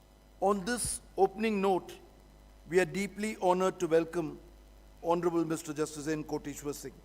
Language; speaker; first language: English; non-native, local second language; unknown